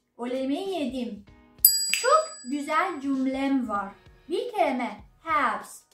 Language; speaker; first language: Turkish; non-native, learner; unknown